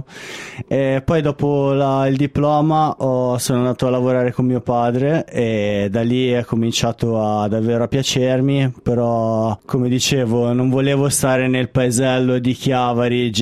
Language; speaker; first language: Italian; native; Italian